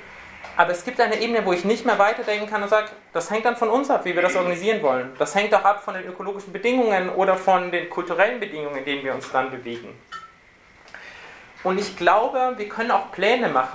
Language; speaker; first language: German; native; German